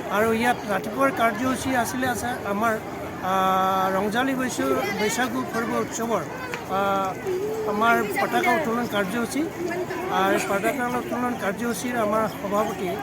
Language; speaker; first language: Assamese; non-native, local second language; Bodo